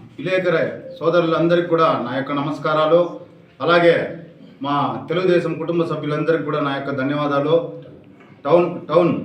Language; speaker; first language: Telugu; native; Telugu